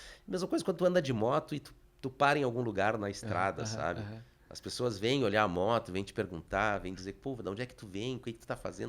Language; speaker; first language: Portuguese; native; Portuguese